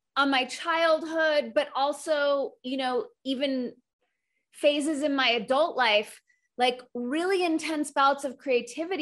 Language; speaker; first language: English; native; English